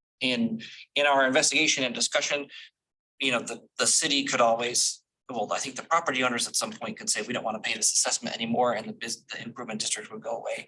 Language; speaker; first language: English; native; English